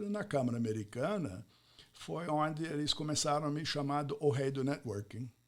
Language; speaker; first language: Portuguese; non-native, fluent; English